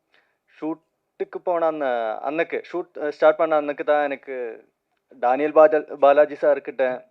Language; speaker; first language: Tamil; non-native, learner; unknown